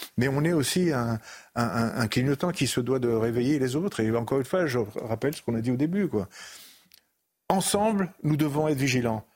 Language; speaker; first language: French; native; French